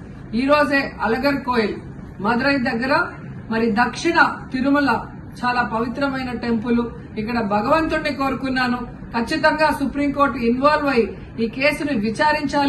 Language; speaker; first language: Telugu; native; Telugu